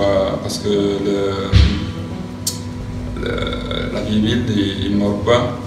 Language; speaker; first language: French; non-native, fluent; Italian